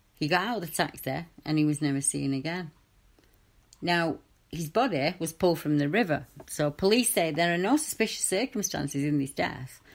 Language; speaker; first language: English; native; English